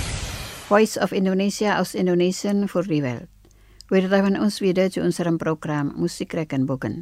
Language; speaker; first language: German; non-native, fluent; Indonesian